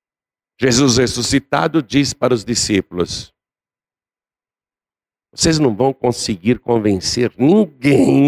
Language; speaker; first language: Portuguese; native; Portuguese